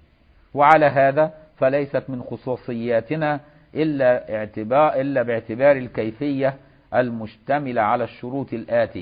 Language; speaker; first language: Arabic; native; Arabic